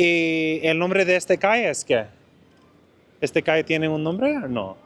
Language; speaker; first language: Spanish; non-native, learner; English